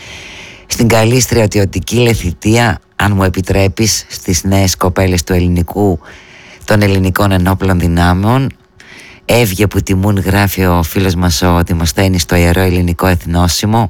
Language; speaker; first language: Greek; native; Greek